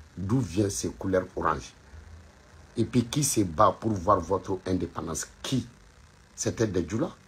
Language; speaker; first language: French; non-native, local second language; Bambara